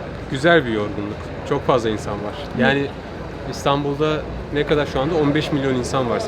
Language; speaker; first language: Turkish; native; Turkish